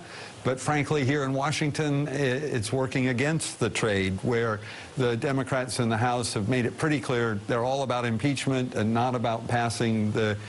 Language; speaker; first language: English; native; English